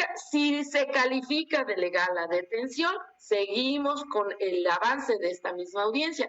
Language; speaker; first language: Spanish; native; Spanish